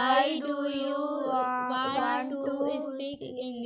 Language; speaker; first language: English; non-native, learner; Hindi